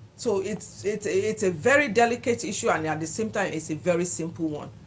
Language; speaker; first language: English; non-native, local second language; Yoruba